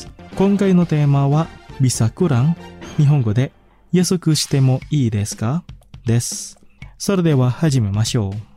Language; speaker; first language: Japanese; non-native, fluent; Indonesian